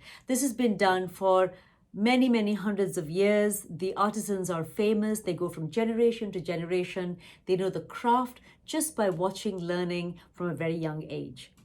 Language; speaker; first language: English; non-native, local second language; Tamil